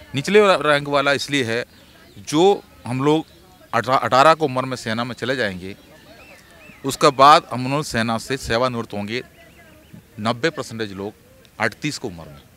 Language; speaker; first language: Hindi; non-native, local second language; Malayalam